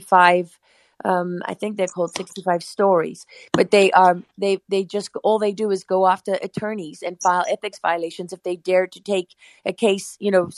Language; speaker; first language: English; native; English